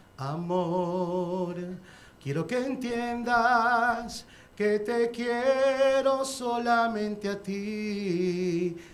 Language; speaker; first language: Spanish; native; Spanish